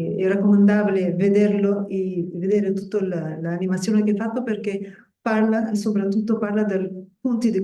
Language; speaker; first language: Italian; non-native, fluent; Spanish